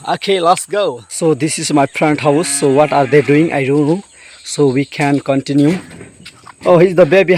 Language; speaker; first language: English; non-native, learner; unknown